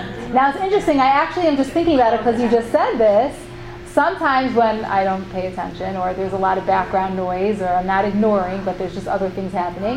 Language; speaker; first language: English; native; English